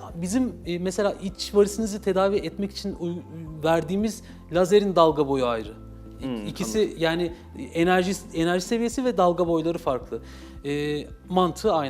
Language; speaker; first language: Turkish; native; Turkish